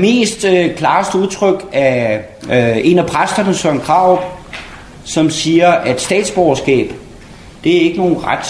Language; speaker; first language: Danish; native; Danish